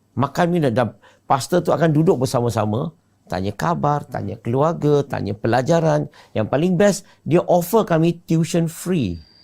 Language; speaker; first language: Malay; non-native, local second language; Chinese